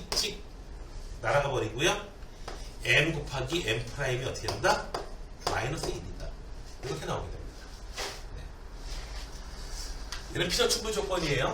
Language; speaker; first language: Korean; native; Korean